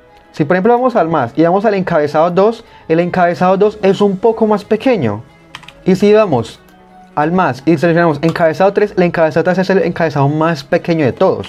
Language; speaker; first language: Spanish; native; Spanish